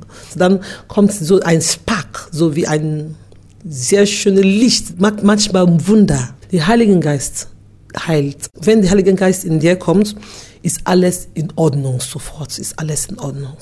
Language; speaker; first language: German; non-native, learner; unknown